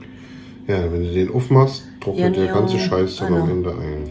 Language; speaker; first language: German; native; German